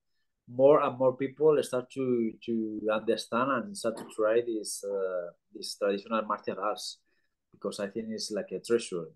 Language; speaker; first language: English; non-native, learner; Spanish